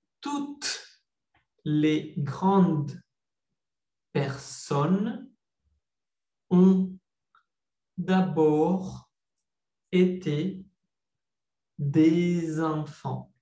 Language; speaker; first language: French; non-native, fluent; Spanish